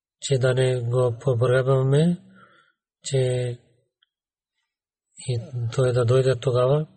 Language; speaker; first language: Bulgarian; non-native, learner; Urdu